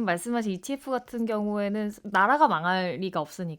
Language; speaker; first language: Korean; native; Korean